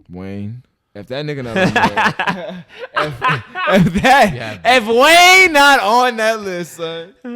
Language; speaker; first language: English; native; English